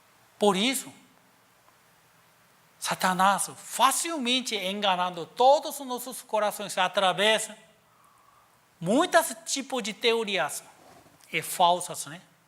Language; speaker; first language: Portuguese; non-native, learner; Korean